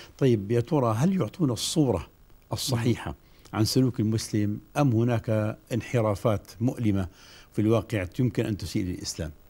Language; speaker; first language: Arabic; native; Arabic